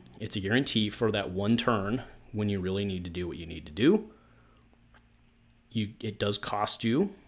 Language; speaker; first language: English; native; English